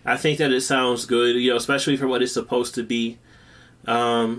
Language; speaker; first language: English; native; English